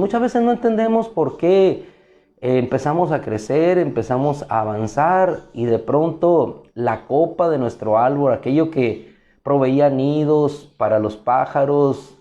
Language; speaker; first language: Spanish; native; Spanish